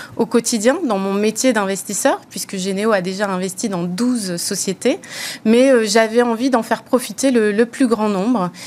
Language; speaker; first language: French; native; French